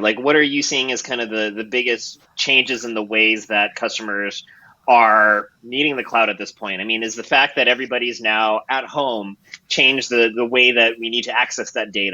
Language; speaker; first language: English; native; English